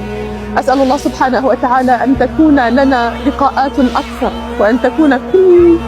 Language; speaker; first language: Arabic; native; Arabic